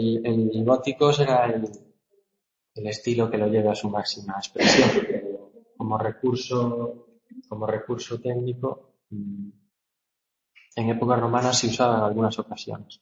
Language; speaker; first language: Spanish; native; Spanish